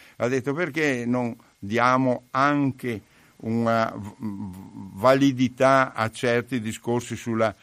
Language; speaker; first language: Italian; native; Italian